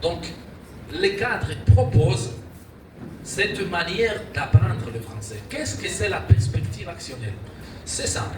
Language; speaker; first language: French; non-native, fluent; Spanish